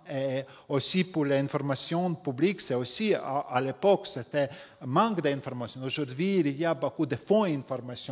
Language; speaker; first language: French; non-native, fluent; Latvian